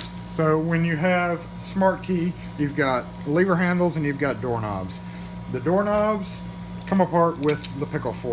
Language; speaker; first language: English; native; English